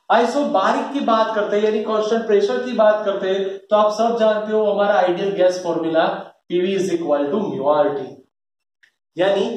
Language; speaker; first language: Hindi; non-native, local second language; Gujarati